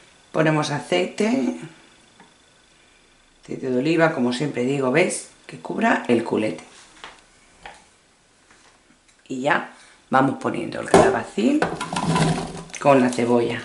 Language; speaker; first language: Spanish; native; Spanish